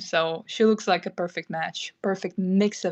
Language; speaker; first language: English; non-native, fluent; Kyrgyz